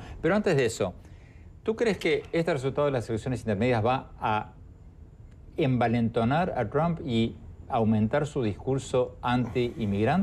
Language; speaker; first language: Spanish; native; Spanish